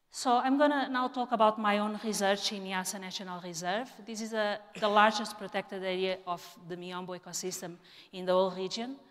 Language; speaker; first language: English; non-native, fluent; Portuguese